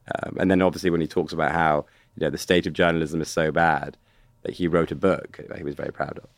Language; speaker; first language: English; native; English